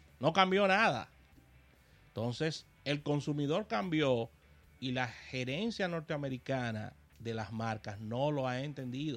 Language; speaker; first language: Spanish; native; Spanish